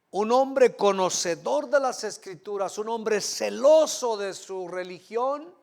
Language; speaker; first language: Spanish; native; Spanish